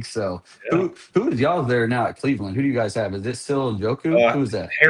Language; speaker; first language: English; native; English